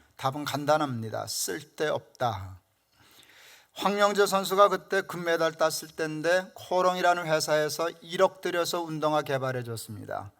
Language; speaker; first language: Korean; native; Korean